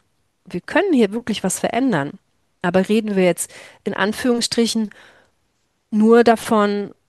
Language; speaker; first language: German; native; German